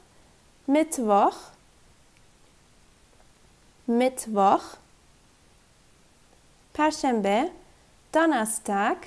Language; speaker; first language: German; non-native, fluent; Turkish